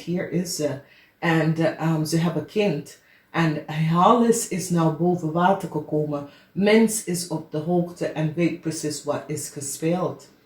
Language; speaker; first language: Dutch; non-native, fluent; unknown